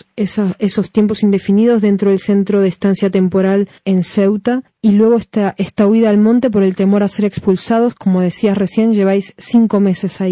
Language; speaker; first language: Spanish; native; Spanish